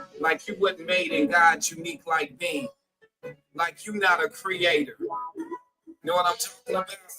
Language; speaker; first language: English; native; English